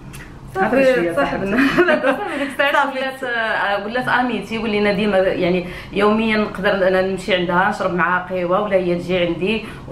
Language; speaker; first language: Arabic; native; Arabic